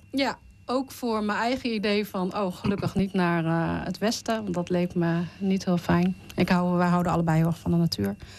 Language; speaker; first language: Dutch; early bilingual, other home language; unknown